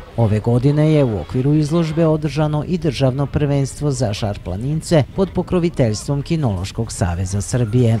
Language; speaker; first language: Serbian; native; Serbian